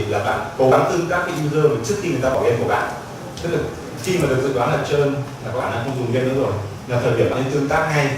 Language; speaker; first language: Vietnamese; native; Vietnamese